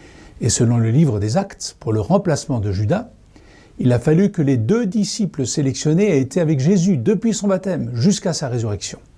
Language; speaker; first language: French; native; French